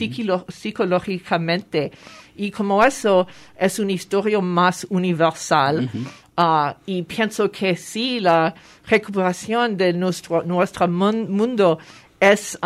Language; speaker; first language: Spanish; non-native, fluent; French